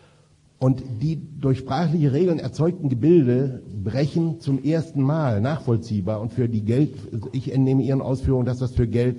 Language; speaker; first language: German; native; German